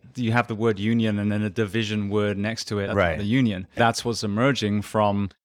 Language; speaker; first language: English; native; English